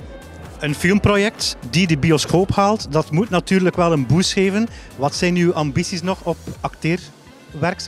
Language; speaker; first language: Dutch; native; Dutch